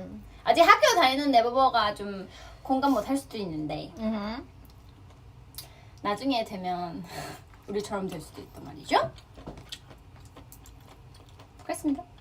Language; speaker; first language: Korean; non-native, fluent; Chinese